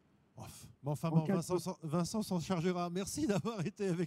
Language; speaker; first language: French; native; French